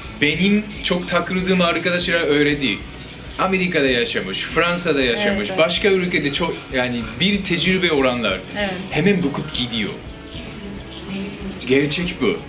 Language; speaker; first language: Turkish; non-native, fluent; Japanese